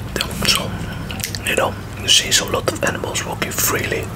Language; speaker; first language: English; non-native, fluent; Dutch